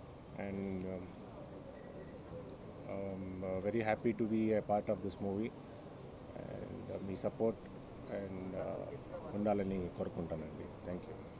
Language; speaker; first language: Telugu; non-native, local second language; Kannada